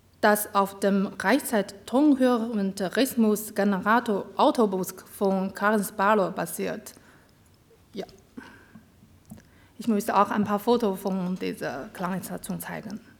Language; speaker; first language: German; non-native, learner; Chinese